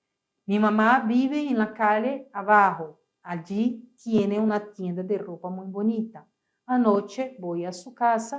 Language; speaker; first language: Spanish; non-native, fluent; Portuguese